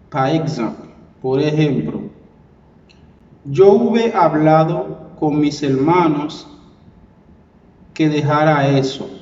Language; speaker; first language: Spanish; non-native, learner; Haitian Creole